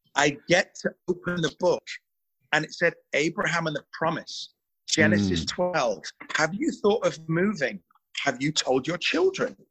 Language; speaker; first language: English; native; English